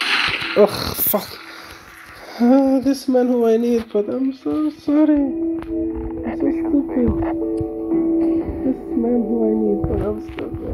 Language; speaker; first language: English; non-native, learner; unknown